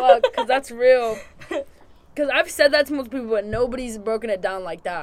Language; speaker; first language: English; native; English